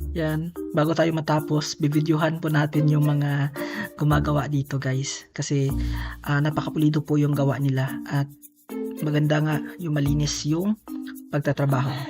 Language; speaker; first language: Filipino; non-native, local second language; Cebuano